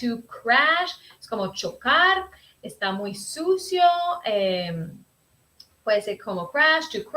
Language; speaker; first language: Spanish; early bilingual, heritage; Spanish